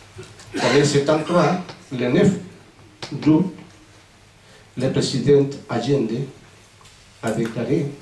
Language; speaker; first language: French; non-native, fluent; Spanish